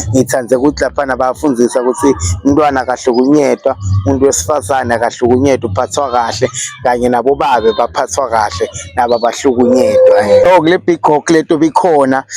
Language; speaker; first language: Zulu; non-native, local second language; Swati